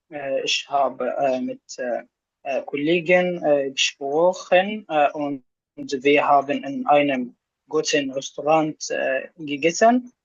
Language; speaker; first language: German; non-native, learner; Arabic